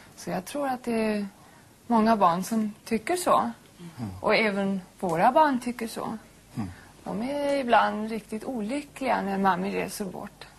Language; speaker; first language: Swedish; non-native, fluent; German